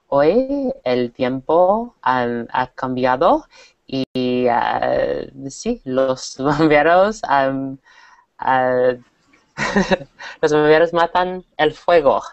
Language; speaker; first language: Spanish; non-native, learner; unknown